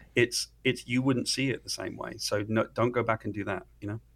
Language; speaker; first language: English; native; English